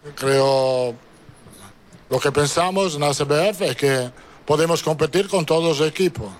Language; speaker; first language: Portuguese; non-native, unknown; Italian